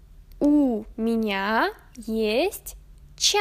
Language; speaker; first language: Russian; non-native, learner; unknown